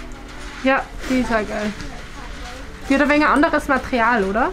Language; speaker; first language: German; native; German